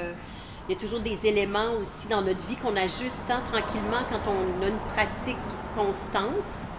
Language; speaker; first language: French; native; French